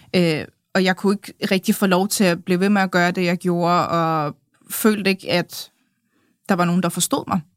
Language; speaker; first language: Danish; early bilingual, other home language; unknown